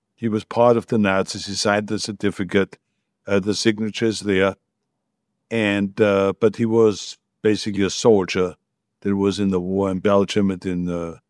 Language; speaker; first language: English; non-native, fluent; German